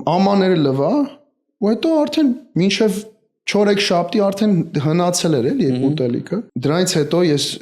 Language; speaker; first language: Armenian; early bilingual, heritage; Armenian